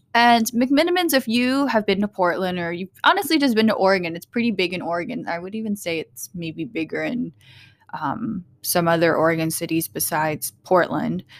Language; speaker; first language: English; early bilingual, other home language; Vietnamese